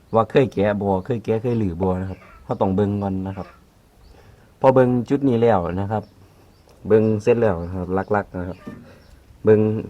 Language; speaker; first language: Thai; native; Thai